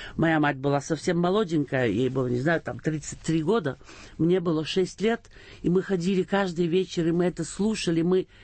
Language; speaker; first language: Russian; early bilingual, heritage; Russian